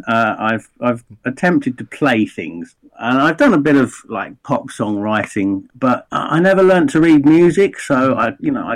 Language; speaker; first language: English; native; English